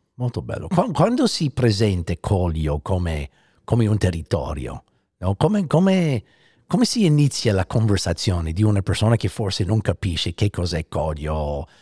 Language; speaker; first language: Italian; non-native, fluent; English